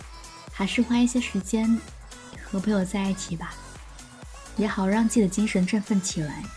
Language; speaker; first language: Chinese; native; Chinese